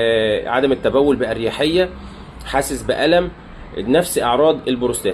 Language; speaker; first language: Arabic; native; Arabic